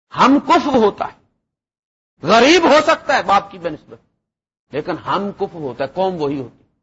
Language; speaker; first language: Urdu; non-native, local second language; Punjabi